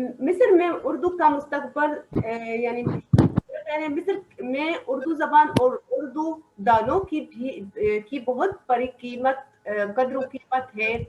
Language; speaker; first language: Urdu; non-native, fluent; Arabic